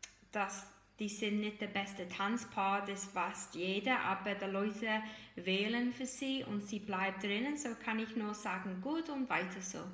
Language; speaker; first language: German; non-native, fluent; English